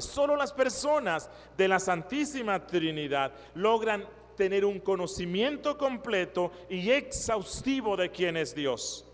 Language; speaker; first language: Spanish; native; Spanish